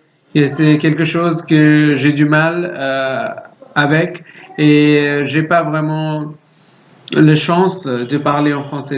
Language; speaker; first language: French; non-native, learner; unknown